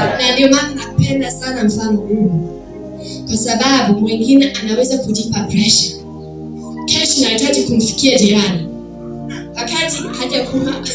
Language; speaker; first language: Swahili; non-native, fluent; German